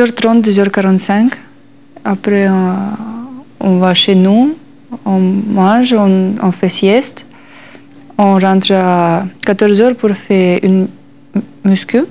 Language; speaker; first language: French; non-native, learner; Russian